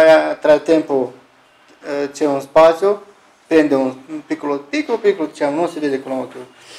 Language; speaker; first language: Italian; non-native, learner; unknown